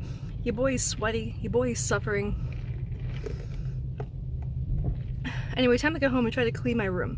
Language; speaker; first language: English; native; English